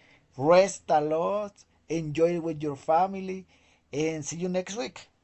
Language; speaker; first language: English; non-native, fluent; Spanish